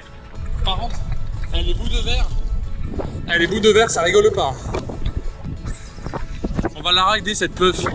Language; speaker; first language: French; native; French